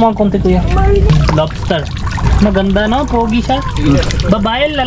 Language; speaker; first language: Filipino; non-native, learner; Hindi